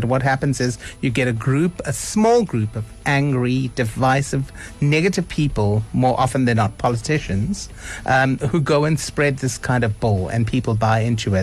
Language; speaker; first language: English; native; English